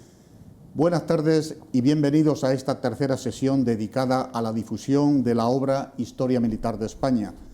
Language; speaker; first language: Spanish; native; Spanish